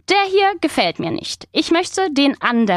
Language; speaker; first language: German; non-native, fluent; Spanish